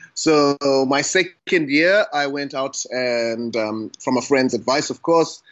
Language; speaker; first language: English; non-native, local second language; Xhosa